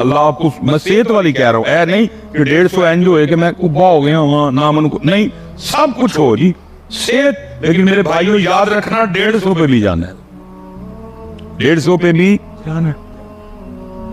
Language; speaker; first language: Hindi; non-native, local second language; Punjabi